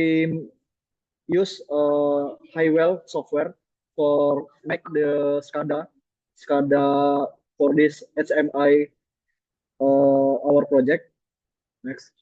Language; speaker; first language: English; non-native, learner; Indonesian